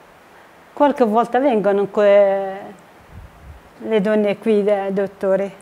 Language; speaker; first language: Italian; non-native, fluent; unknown